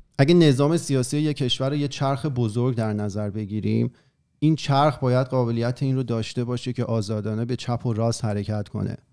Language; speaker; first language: Persian; native; Persian